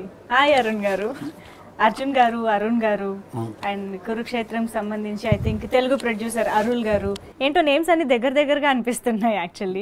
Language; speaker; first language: Telugu; native; Telugu